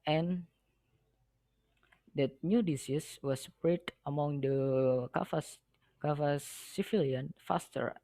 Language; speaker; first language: English; non-native, learner; Indonesian